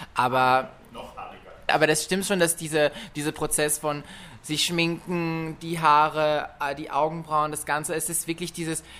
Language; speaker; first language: German; non-native, fluent; French